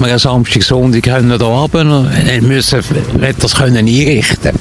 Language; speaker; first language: German; native; German